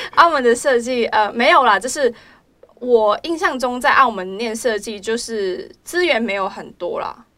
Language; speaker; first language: Chinese; non-native, local second language; Cantonese